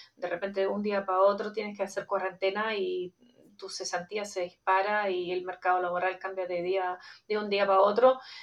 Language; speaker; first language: Spanish; non-native, fluent; German